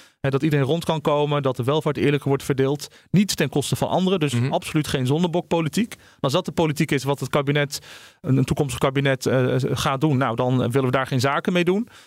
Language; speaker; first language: Dutch; early bilingual, other home language; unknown